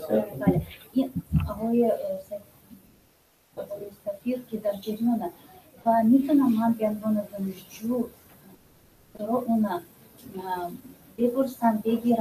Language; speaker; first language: Persian; non-native, fluent; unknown